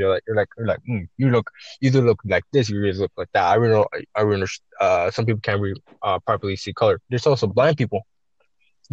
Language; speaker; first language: English; native; English